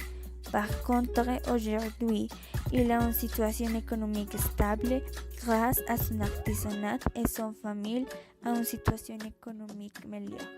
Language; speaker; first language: French; non-native, learner; Spanish